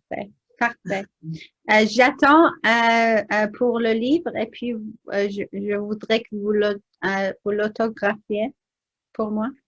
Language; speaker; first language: French; non-native, learner; English